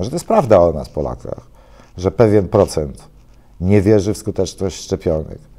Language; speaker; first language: Polish; native; Polish